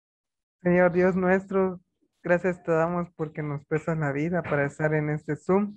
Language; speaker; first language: Spanish; native; Spanish